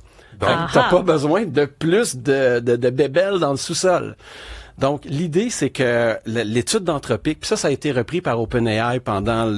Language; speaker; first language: French; native; French